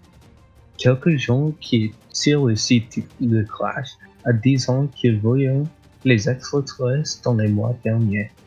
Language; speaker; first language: French; non-native, learner; English